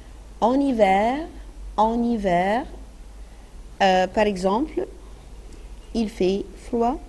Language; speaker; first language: French; non-native, fluent; Arabic